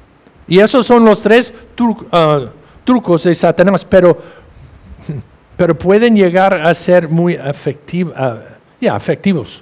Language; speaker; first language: Spanish; non-native, fluent; English